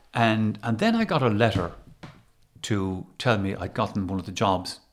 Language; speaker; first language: English; native; English